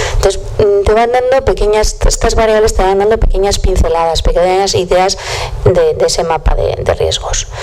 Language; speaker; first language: Spanish; native; Spanish